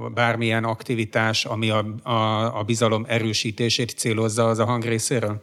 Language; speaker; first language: Hungarian; native; Hungarian